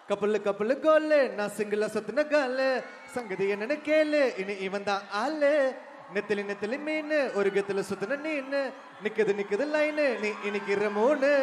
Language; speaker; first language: Tamil; native; Tamil